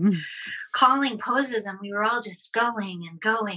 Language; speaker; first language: English; native; English